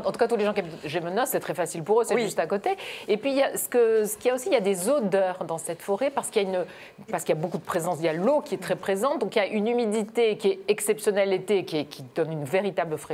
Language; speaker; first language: French; native; French